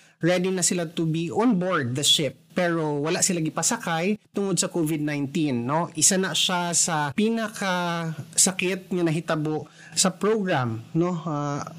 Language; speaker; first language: Cebuano; non-native, local second language; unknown